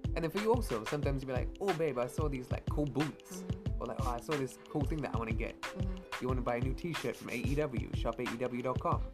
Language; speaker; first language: English; native; English